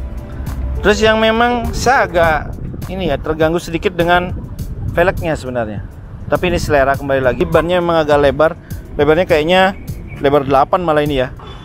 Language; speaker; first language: Indonesian; native; Indonesian